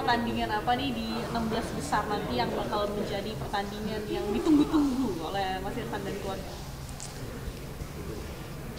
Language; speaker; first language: Indonesian; native; Indonesian